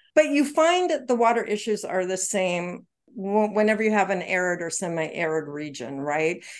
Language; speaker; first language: English; native; English